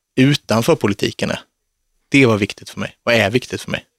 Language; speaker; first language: Swedish; native; Swedish